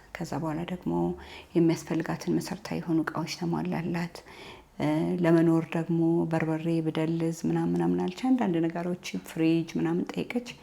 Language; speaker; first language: Amharic; native; Amharic